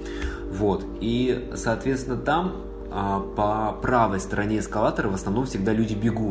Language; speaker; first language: Russian; native; Russian